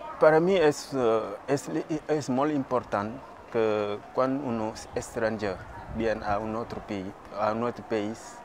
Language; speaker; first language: Catalan; non-native, learner; French